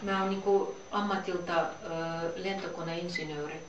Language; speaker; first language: Finnish; non-native, learner; Russian